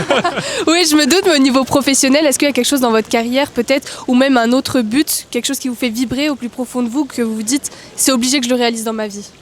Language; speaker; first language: French; native; French